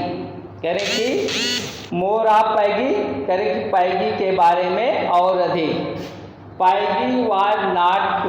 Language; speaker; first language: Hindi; native; Hindi